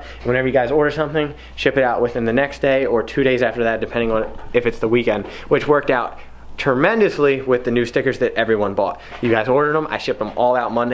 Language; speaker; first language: English; native; English